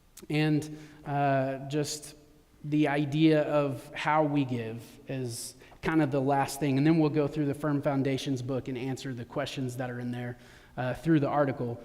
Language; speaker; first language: English; native; English